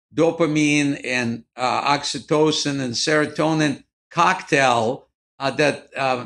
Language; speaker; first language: English; non-native, fluent; Ukrainian